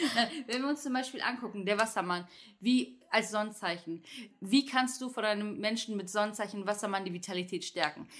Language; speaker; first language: German; early bilingual, other home language; Turkish